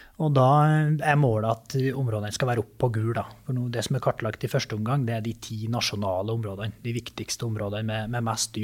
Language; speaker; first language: Norwegian; native; Norwegian